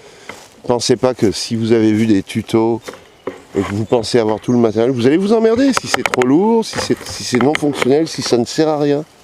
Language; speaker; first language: French; native; French